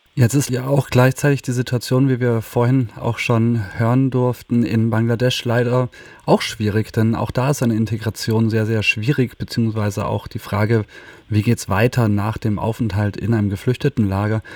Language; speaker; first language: German; native; German